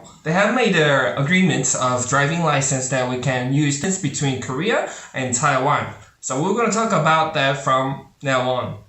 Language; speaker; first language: English; non-native, fluent; Korean